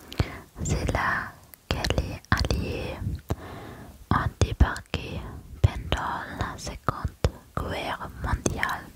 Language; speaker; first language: French; non-native, learner; German